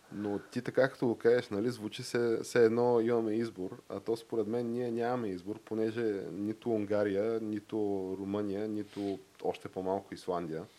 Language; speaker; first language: Bulgarian; native; Bulgarian